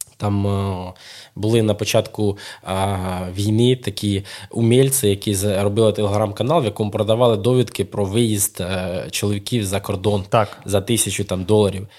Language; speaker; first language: Ukrainian; non-native, local second language; Russian